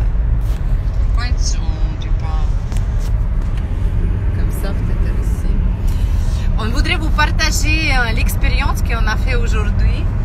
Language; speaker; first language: French; non-native, fluent; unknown